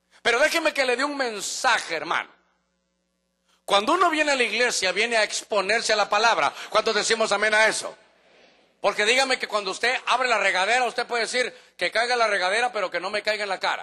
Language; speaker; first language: Spanish; native; Spanish